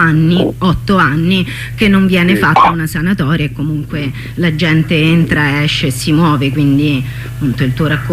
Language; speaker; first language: Italian; native; Italian